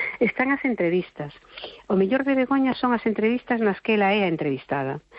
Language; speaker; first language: Galician; non-native, local second language; Spanish